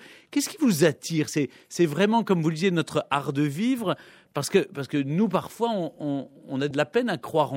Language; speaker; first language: French; native; French